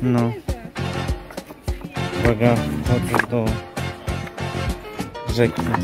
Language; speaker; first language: Polish; native; Polish